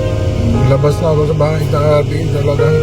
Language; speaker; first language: Filipino; non-native, learner; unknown